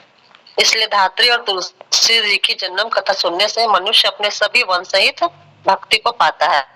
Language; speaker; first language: Hindi; native; Hindi